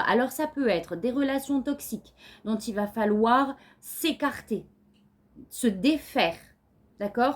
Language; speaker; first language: French; native; French